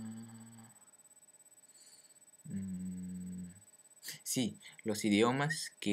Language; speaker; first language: Spanish; non-native, learner; French